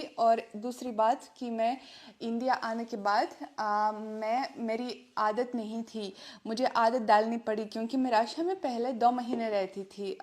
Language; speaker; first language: Hindi; non-native, learner; Russian